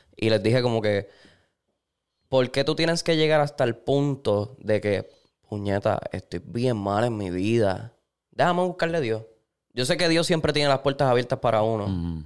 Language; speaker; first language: Spanish; native; Spanish